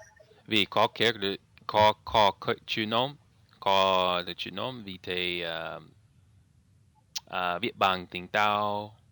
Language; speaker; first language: Vietnamese; non-native, learner; English